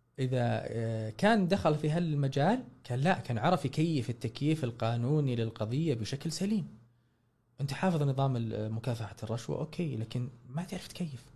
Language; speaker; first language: Arabic; native; Arabic